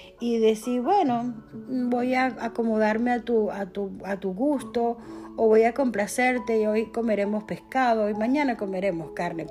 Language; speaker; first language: Spanish; native; Spanish